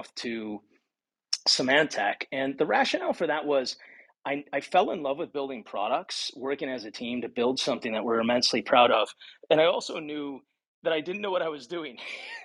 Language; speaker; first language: English; native; English